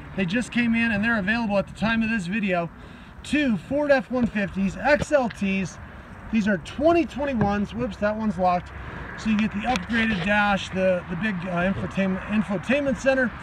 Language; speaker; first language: English; native; English